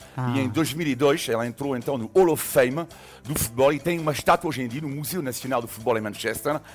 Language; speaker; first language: Portuguese; non-native, fluent; French